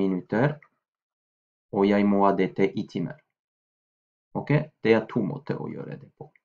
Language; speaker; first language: Norwegian; non-native, fluent; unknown